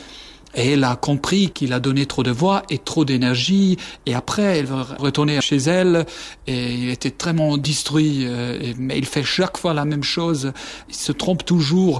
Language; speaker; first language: French; non-native, fluent; German